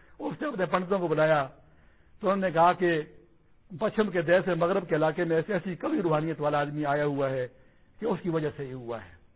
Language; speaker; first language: Urdu; non-native, local second language; Pashto